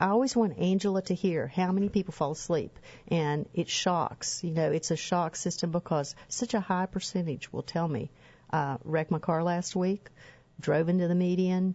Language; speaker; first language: English; native; English